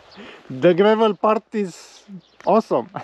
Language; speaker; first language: English; non-native, learner; Romanian